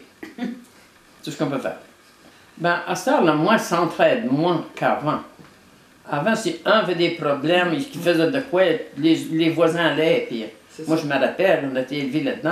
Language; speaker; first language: French; native; French